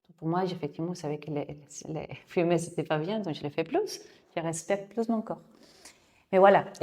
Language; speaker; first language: French; non-native, fluent; Spanish